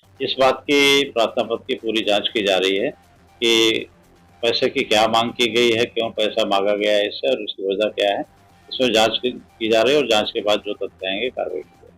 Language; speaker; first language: Hindi; native; Hindi